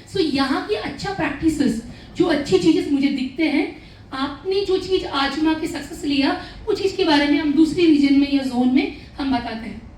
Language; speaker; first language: Hindi; non-native, local second language; Malayalam